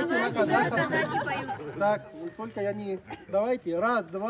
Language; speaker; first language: Russian; non-native, fluent; Arabic